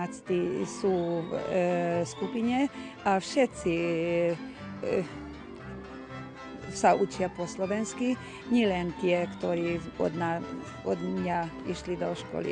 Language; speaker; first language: Slovak; non-native, local second language; Hungarian